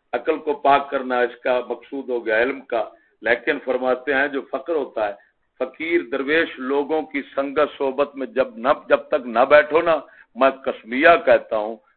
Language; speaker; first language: Urdu; native; Urdu